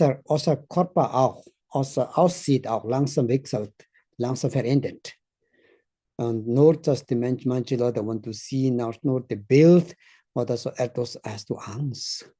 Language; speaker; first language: German; non-native, learner; Tibetan